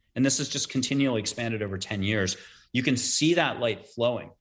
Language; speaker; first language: English; native; English